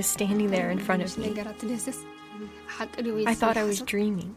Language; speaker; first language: English; non-native, fluent; Arabic